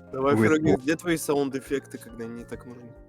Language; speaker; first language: Russian; native; Russian